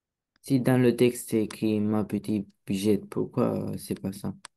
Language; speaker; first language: French; non-native, learner; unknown